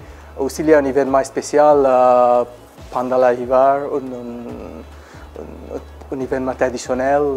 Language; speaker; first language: French; non-native, learner; Bangla